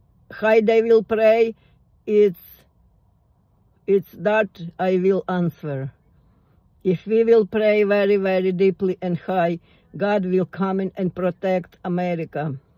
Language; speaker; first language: English; non-native, learner; Russian